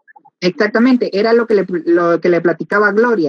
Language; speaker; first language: Spanish; native; Spanish